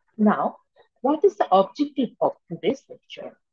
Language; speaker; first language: English; non-native, local second language; Bangla